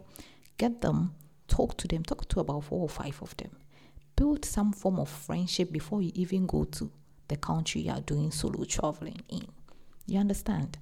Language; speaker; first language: English; non-native, local second language; Akan